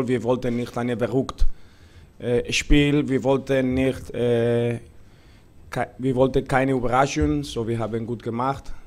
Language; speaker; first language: German; non-native, learner; Spanish